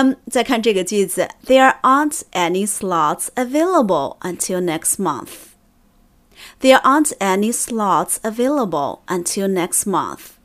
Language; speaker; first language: English; non-native, fluent; Chinese